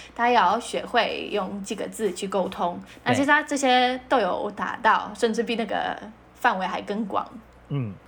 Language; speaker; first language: Chinese; non-native, fluent; Polish